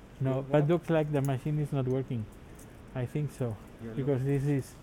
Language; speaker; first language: English; non-native, learner; Spanish